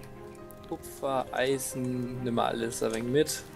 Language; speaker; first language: German; native; German